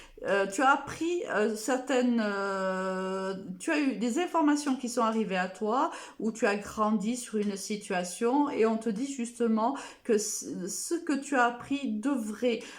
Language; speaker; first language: French; native; French